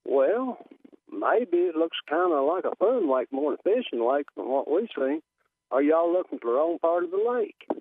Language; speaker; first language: English; native; English